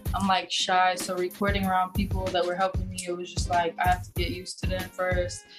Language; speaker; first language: English; native; English